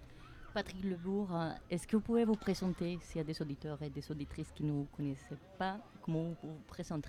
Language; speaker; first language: French; native; French